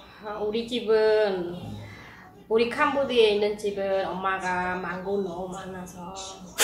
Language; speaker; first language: Korean; non-native, fluent; Khmer